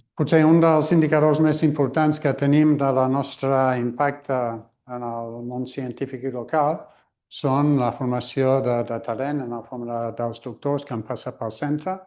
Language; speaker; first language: Catalan; non-native, fluent; English